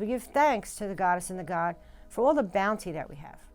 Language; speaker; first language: English; native; English